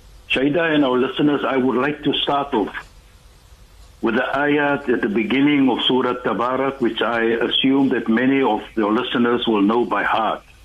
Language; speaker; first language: English; non-native, local second language; Afrikaans